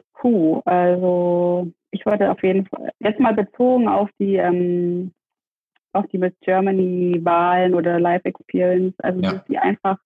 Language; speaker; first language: German; native; German